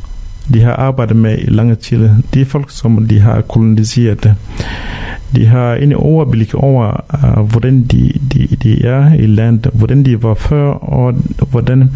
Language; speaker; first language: Danish; non-native, fluent; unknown